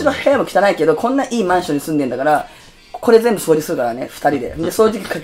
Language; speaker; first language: Japanese; native; Japanese